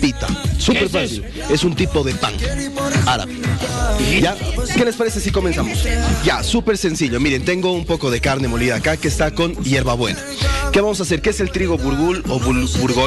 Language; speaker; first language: Spanish; native; Spanish